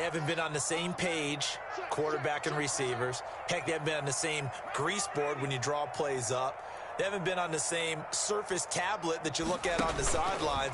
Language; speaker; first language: English; native; English